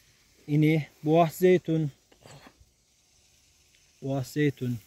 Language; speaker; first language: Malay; non-native, learner; Turkish